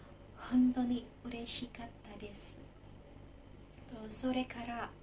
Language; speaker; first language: Japanese; non-native, learner; Indonesian